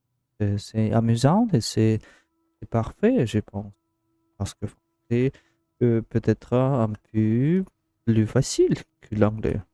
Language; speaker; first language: French; non-native, learner; Russian